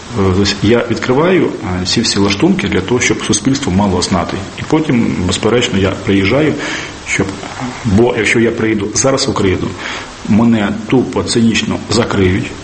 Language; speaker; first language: Ukrainian; native; Ukrainian